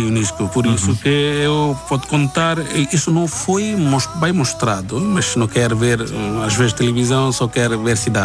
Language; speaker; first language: Portuguese; non-native, learner; Bangla